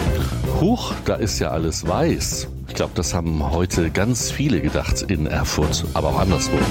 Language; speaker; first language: German; native; German